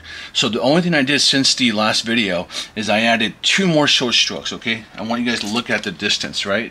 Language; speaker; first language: English; native; English